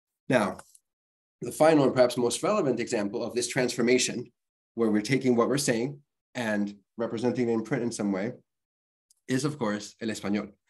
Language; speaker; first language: English; early bilingual, other home language; Spanish